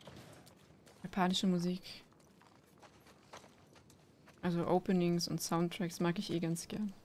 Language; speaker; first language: German; native; German